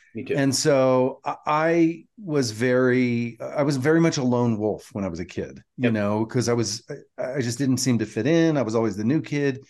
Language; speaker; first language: English; native; English